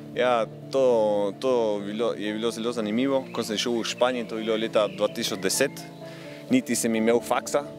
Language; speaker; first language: Slovenian; early bilingual, heritage; Slovenian